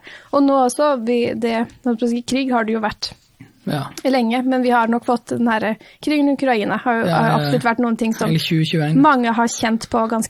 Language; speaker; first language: Norwegian; native; Norwegian